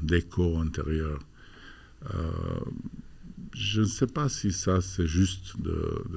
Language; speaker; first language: French; non-native, fluent; Albanian